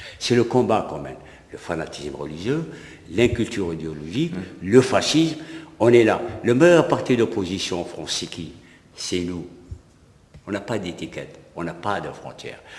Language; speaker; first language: French; non-native, local second language; Arabic